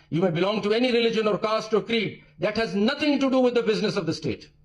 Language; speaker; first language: English; non-native, local second language; Urdu